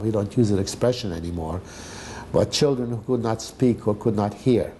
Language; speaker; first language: English; non-native, fluent; Hungarian